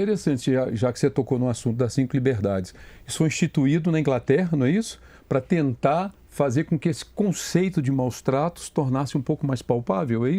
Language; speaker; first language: Portuguese; native; Portuguese